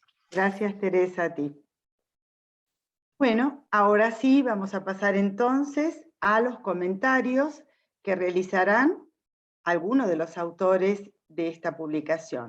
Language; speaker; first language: Spanish; native; Spanish